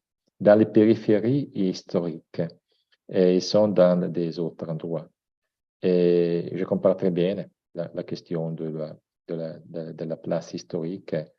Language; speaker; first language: French; non-native, fluent; Italian